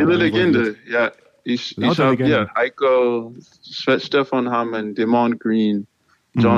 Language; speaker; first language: German; non-native, learner; English